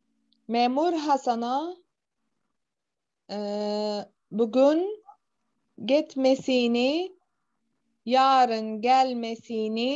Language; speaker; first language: Turkish; non-native, fluent; Arabic